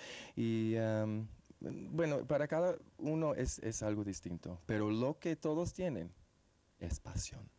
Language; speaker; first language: Spanish; non-native, fluent; English